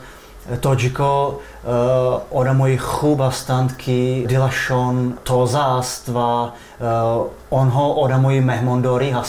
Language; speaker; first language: Tajik; non-native, fluent; Czech